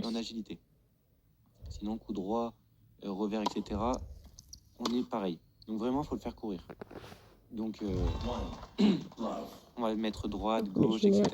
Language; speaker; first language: French; native; French